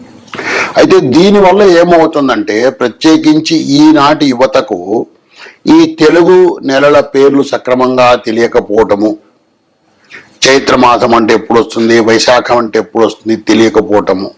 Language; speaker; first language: Telugu; native; Telugu